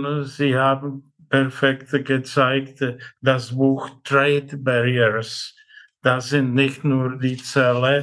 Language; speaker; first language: German; non-native, fluent; Czech